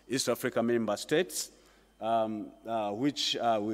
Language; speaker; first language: English; non-native, local second language; Swahili